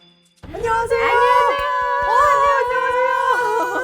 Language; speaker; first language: Korean; native; Korean